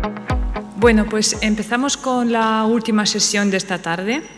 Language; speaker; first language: Spanish; non-native, fluent; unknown